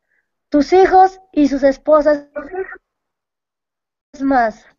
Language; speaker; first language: Spanish; non-native, local second language; Aymara